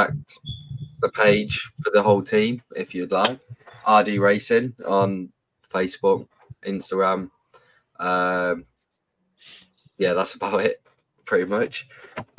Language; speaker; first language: English; native; English